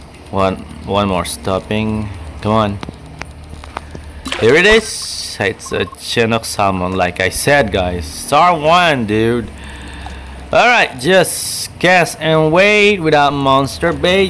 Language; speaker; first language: English; non-native, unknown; Indonesian